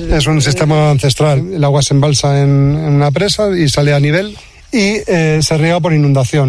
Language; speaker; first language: Spanish; native; Spanish